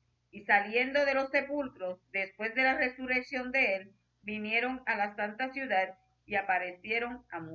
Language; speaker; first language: Spanish; native; Spanish